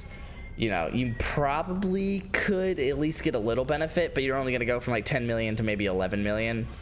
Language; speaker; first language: English; native; English